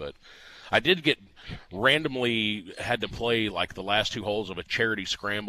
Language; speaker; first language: English; native; English